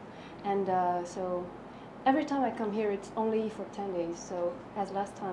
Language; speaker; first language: English; non-native, fluent; French